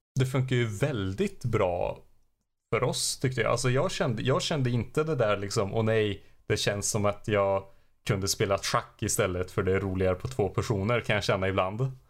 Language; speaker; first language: Swedish; native; Swedish